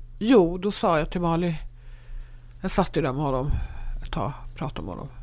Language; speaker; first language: Swedish; native; Swedish